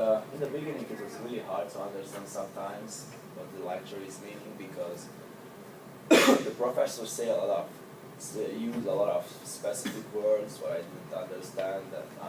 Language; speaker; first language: English; non-native, learner; Hungarian